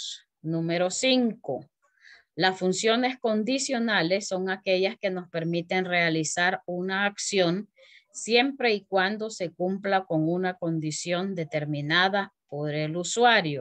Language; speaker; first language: Spanish; native; Spanish